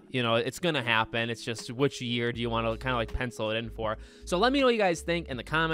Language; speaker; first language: English; native; English